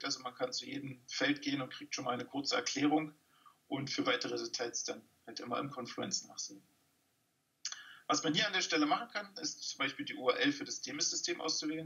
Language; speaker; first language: German; native; German